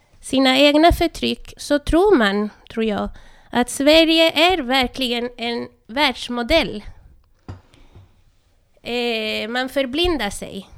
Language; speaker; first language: Swedish; non-native, fluent; Spanish